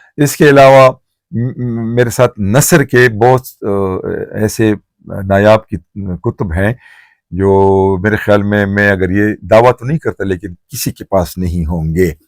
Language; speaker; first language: Urdu; non-native, local second language; Pashto